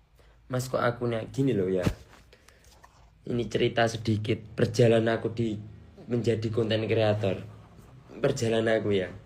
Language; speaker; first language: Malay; non-native, local second language; Javanese